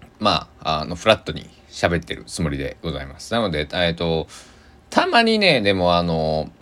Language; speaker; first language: Japanese; native; Japanese